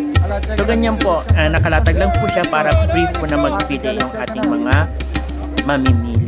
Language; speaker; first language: Filipino; native; Filipino